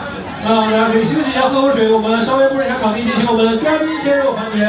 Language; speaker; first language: Chinese; native; Chinese